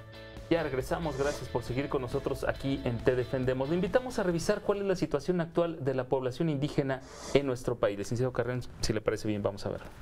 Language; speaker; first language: Spanish; native; Spanish